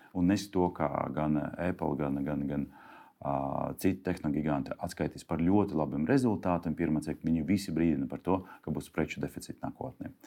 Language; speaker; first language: Latvian; non-native, local second language; Russian